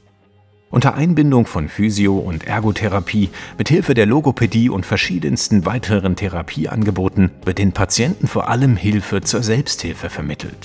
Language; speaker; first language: German; native; German